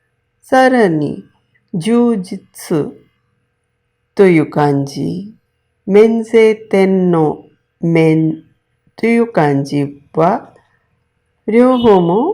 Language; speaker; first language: Japanese; non-native, fluent; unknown